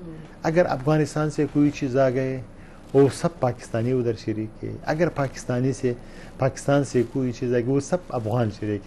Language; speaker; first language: Hindi; non-native, learner; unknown